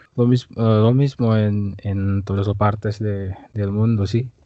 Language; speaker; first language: Spanish; non-native, learner; Indonesian